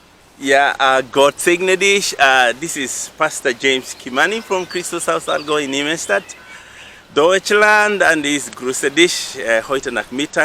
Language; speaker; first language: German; non-native, learner; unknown